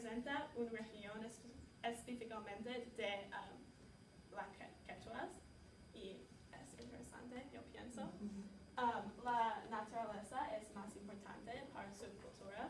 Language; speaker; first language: Spanish; non-native, learner; English